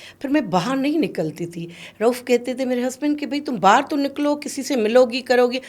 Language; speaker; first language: Urdu; non-native, local second language; Sindhi